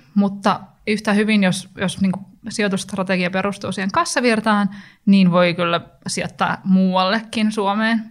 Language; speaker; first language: Finnish; native; Finnish